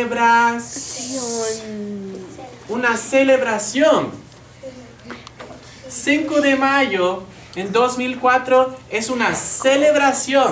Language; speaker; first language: Spanish; non-native, fluent; English